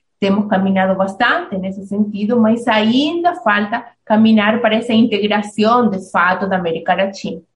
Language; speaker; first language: Portuguese; non-native, fluent; Spanish